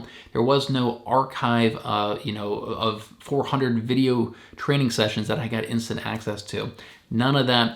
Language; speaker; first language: English; native; English